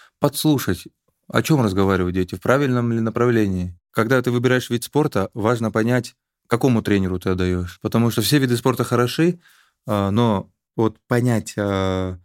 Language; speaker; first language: Russian; native; Russian